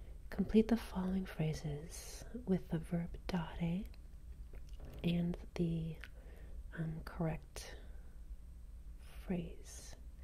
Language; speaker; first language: English; native; English